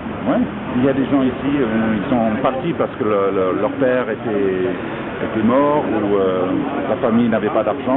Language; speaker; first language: French; non-native, fluent; English